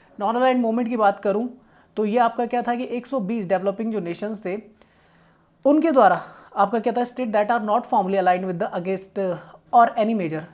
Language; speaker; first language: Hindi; native; Hindi